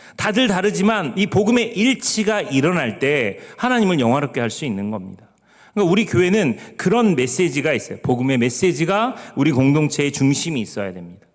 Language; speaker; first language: Korean; native; Korean